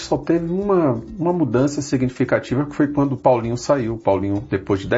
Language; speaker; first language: Portuguese; native; Portuguese